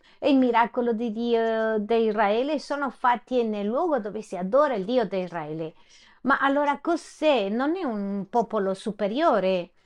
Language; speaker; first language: Italian; non-native, fluent; Spanish